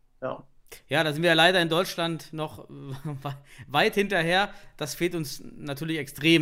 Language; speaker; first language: German; native; German